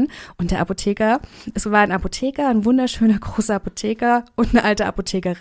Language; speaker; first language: German; native; German